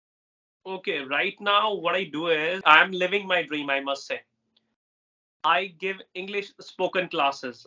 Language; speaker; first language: English; non-native, local second language; Hindi